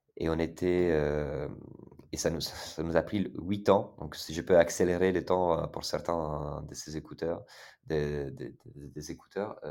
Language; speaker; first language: French; non-native, fluent; Italian